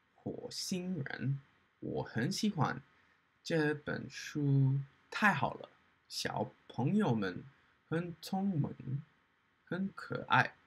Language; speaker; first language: Chinese; non-native, fluent; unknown